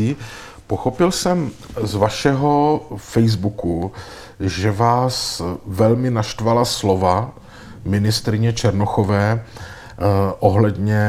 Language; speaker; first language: Czech; native; Czech